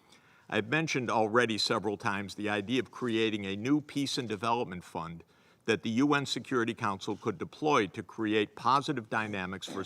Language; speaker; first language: English; native; English